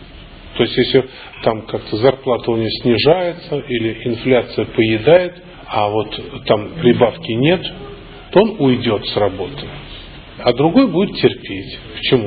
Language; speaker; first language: Russian; native; Russian